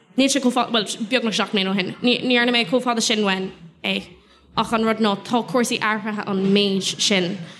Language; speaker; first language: Irish; non-native, local second language; English